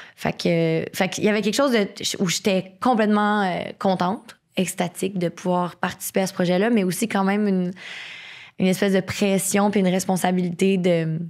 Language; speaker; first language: French; native; French